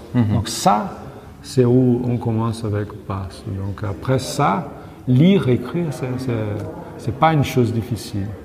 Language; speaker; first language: French; non-native, learner; Portuguese